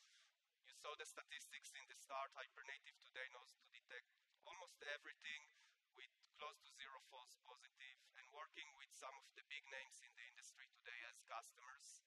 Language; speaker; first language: English; non-native, fluent; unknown